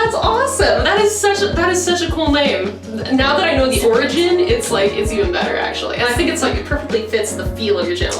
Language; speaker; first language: English; native; English